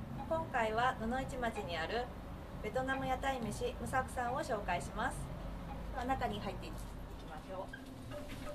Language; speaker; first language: Japanese; native; Japanese